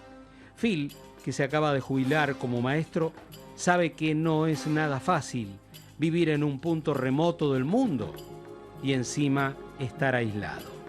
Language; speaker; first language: Spanish; native; Spanish